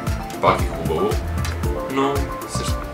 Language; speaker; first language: Bulgarian; non-native, learner; Croatian